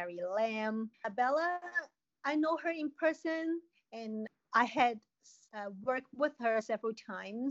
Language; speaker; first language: English; non-native, local second language; Cantonese